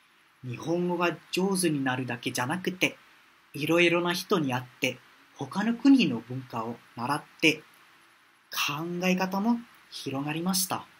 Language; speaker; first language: Japanese; non-native, fluent; Malay